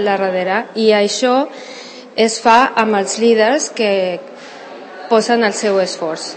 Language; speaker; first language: Catalan; non-native, local second language; Spanish